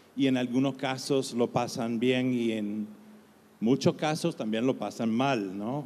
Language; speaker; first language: Spanish; non-native, fluent; English